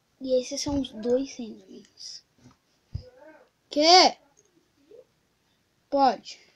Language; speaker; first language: Portuguese; native; Portuguese